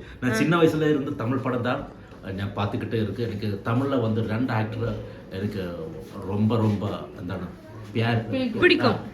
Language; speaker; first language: Tamil; non-native, learner; Malayalam